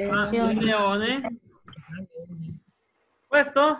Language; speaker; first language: Italian; non-native, fluent; Spanish